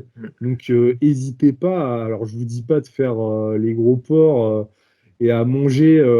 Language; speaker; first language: French; native; French